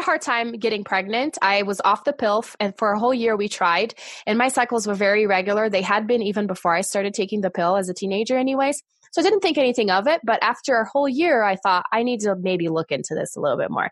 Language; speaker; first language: English; non-native, fluent; Portuguese